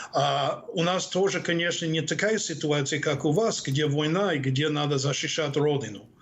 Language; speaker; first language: Russian; non-native, fluent; English